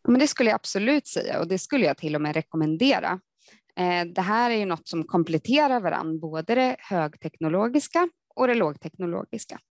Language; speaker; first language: Swedish; native; Swedish